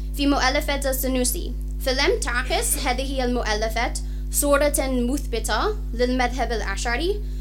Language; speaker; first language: Arabic; non-native, fluent; English